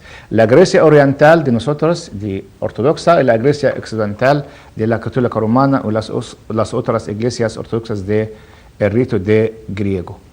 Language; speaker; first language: Spanish; non-native, learner; Arabic